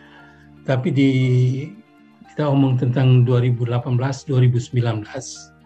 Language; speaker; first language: Indonesian; non-native, local second language; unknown